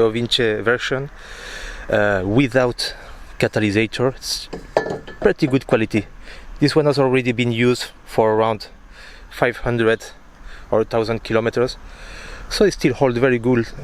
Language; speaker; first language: English; non-native, fluent; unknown